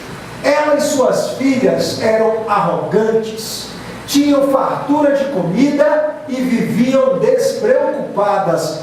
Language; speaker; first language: Portuguese; native; Portuguese